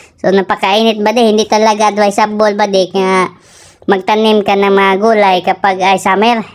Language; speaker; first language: Filipino; non-native, local second language; Cebuano